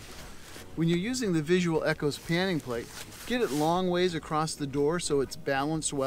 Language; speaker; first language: English; native; English